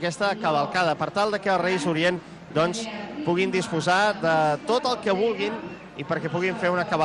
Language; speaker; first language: Catalan; native; Catalan